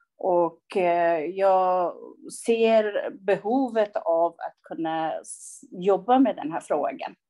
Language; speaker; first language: Swedish; non-native, fluent; Persian